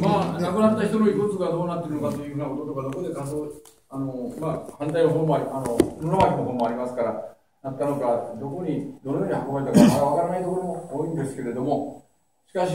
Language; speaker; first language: Japanese; native; Japanese